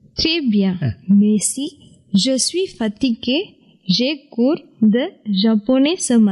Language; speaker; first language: French; non-native, learner; Tamil